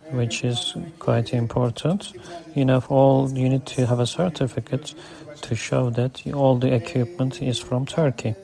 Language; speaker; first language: English; non-native, fluent; Turkish